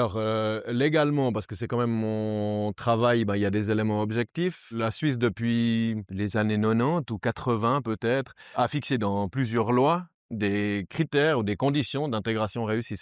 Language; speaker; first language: French; native; French